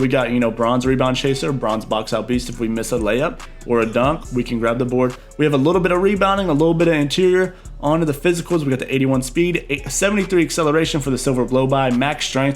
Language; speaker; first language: English; native; English